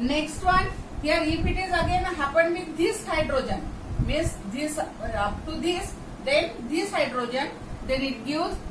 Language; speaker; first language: English; non-native, local second language; Marathi